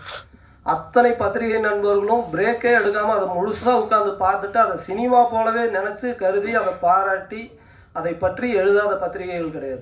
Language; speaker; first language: Tamil; native; Tamil